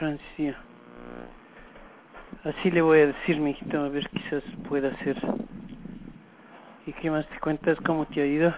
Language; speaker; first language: Spanish; native; Spanish